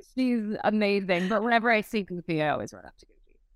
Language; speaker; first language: English; native; English